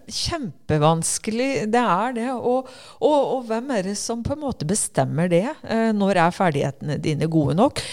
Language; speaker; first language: Norwegian; native; Norwegian